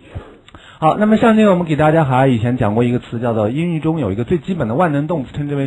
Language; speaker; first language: Chinese; native; Chinese